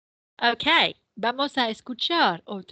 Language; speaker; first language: Spanish; non-native, fluent; English